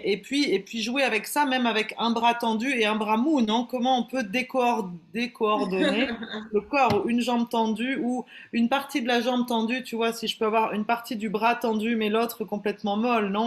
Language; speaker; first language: French; native; French